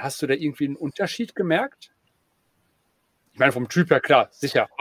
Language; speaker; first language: German; native; German